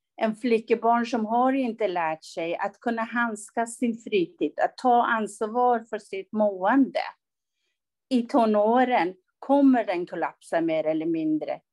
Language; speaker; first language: Swedish; non-native, fluent; Persian